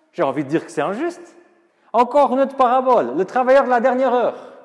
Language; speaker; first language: French; non-native, fluent; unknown